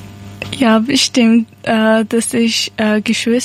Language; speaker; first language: German; non-native, learner; Persian